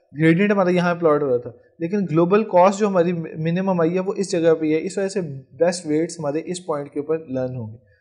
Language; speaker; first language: Urdu; non-native, local second language; Punjabi